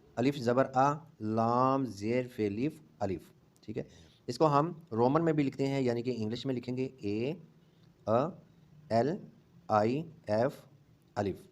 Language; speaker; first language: Urdu; non-native, local second language; Punjabi